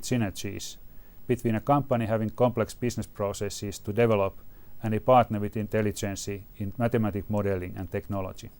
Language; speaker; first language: English; non-native, fluent; Finnish